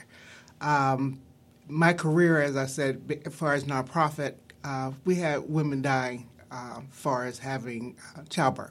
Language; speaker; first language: English; native; English